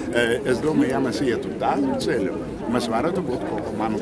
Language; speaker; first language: Latvian; non-native, local second language; Russian